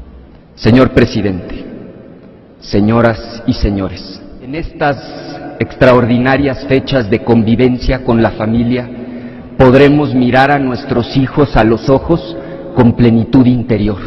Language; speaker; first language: Spanish; native; Spanish